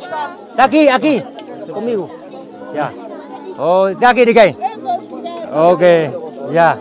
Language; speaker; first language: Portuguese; non-native, learner; Vietnamese